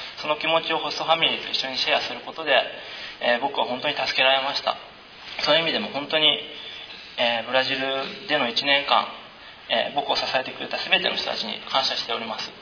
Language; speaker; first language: Japanese; native; Japanese